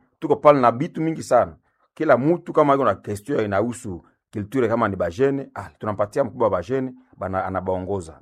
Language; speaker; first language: Swahili; non-native, local second language; Nande